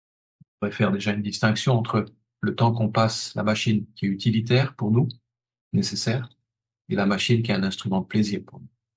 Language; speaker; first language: French; native; French